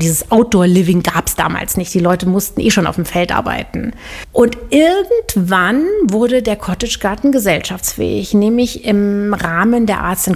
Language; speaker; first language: German; native; German